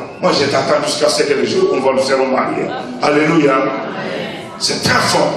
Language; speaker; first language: French; non-native, local second language; Lingala